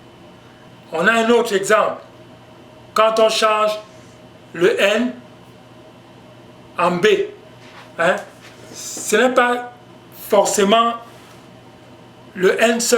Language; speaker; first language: French; non-native, local second language; Basaa